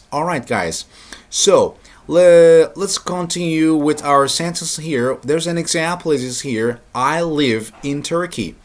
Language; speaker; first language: English; non-native, fluent; Turkish